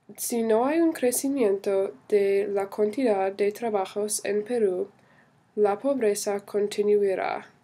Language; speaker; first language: Spanish; non-native, learner; English